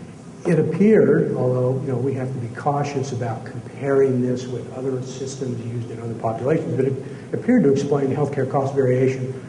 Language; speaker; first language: English; native; English